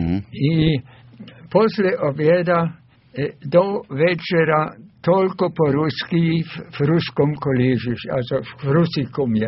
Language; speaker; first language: Russian; non-native, fluent; German